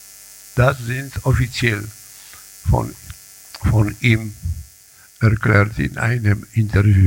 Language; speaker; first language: German; non-native, learner; Polish